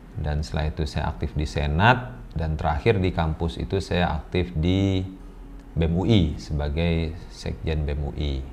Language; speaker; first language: Indonesian; non-native, local second language; Minangkabau